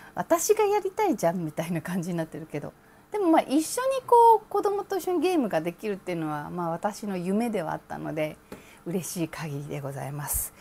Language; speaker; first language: Japanese; native; Japanese